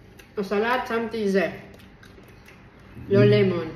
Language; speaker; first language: Hebrew; non-native, learner; Filipino